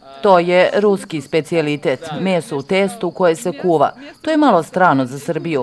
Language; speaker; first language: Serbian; non-native, learner; Russian